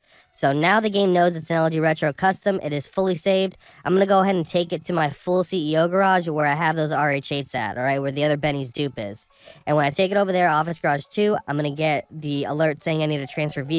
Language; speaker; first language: English; native; English